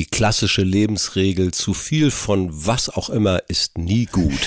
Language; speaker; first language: German; native; German